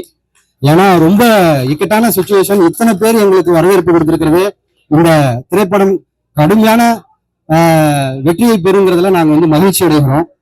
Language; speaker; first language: Tamil; native; Tamil